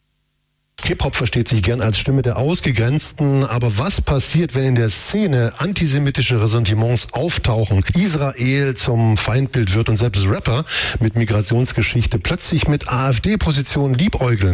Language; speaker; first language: German; native; German